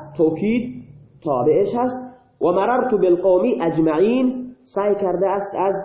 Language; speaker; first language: Persian; non-native, local second language; Baluchi